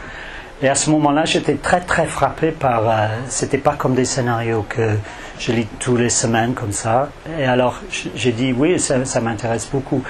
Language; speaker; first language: French; non-native, fluent; English